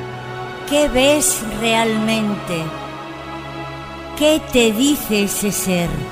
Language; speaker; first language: Spanish; native; Spanish